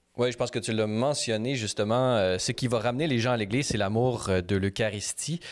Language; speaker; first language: French; native; French